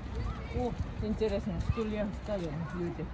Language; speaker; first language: Russian; non-native, learner; Korean